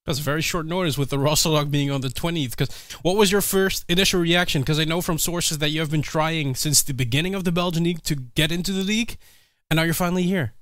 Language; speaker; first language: English; non-native, fluent; Dutch